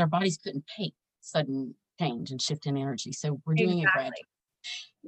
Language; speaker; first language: English; native; English